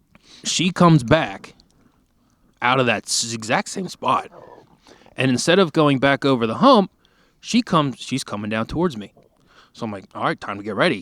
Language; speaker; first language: English; native; English